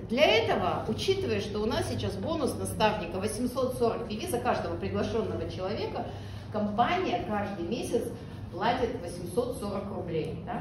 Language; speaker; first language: Russian; native; Russian